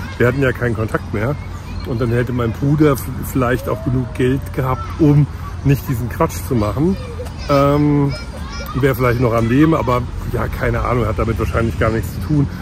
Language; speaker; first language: German; native; German